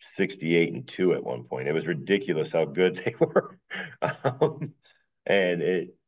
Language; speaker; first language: English; native; English